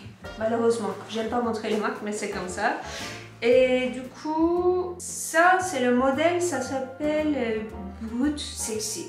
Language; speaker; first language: French; non-native, fluent; Turkish